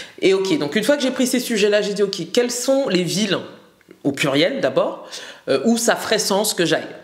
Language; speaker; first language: French; native; French